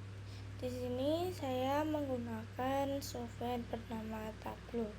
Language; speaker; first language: Indonesian; native; Indonesian